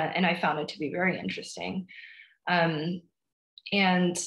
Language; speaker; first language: English; early bilingual, other home language; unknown